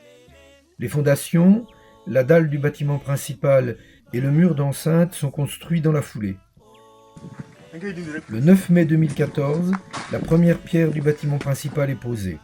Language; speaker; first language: French; native; French